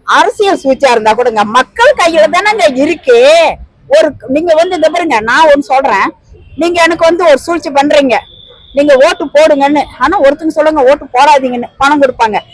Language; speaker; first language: Tamil; native; Tamil